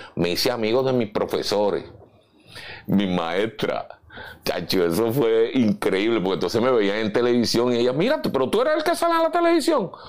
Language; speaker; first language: Spanish; native; Spanish